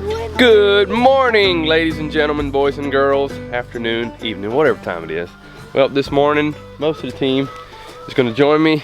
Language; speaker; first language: English; native; English